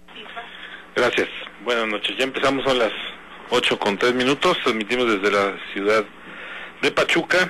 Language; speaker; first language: Spanish; native; Spanish